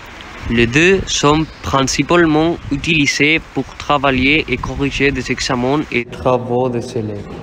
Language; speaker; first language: French; non-native, learner; Spanish